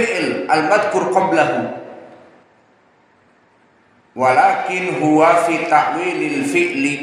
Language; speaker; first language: Arabic; non-native, fluent; Indonesian